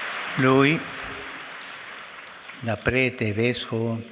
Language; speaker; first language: Italian; non-native, fluent; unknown